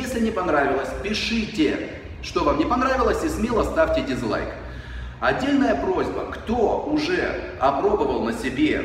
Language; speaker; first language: Russian; native; Russian